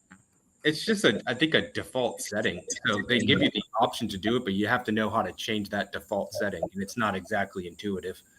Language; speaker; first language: English; native; English